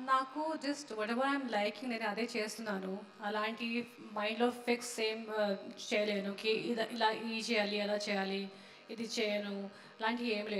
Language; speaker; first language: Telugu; non-native, fluent; Hindi